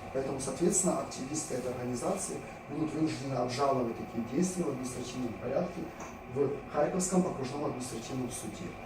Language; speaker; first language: Russian; native; Russian